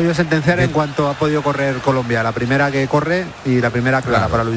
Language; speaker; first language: Spanish; native; Spanish